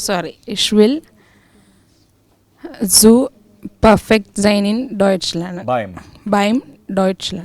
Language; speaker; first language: German; non-native, learner; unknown